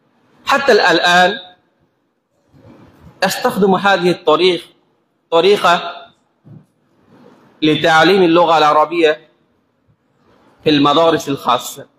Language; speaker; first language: Arabic; non-native, fluent; Bangla